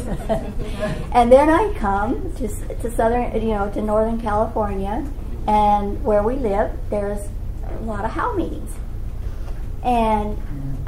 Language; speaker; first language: English; native; English